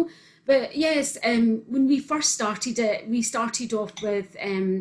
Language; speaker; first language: English; native; English